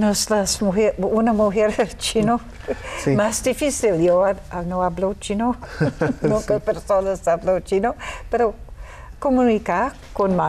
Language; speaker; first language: Spanish; non-native, learner; English